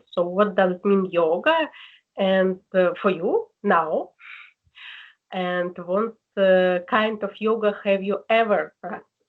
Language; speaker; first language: English; non-native, learner; Russian